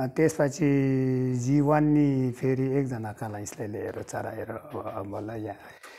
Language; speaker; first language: Nepali; non-native, local second language; Sherpa